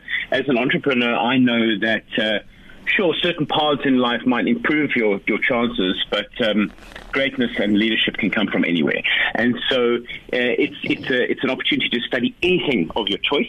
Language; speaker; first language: English; native; English